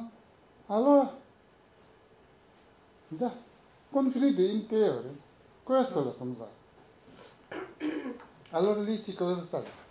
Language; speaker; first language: Italian; non-native, learner; Tibetan